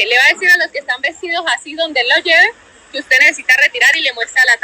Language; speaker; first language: Spanish; native; Spanish